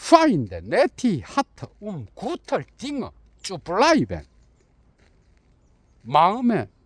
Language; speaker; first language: German; non-native, learner; Korean